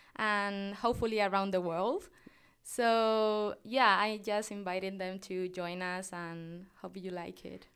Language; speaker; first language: English; non-native, fluent; Spanish